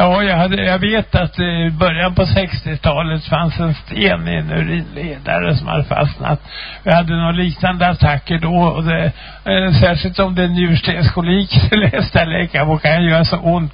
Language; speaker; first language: Swedish; native; Swedish